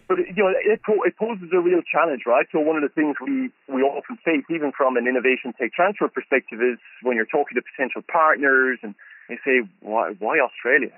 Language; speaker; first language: English; native; English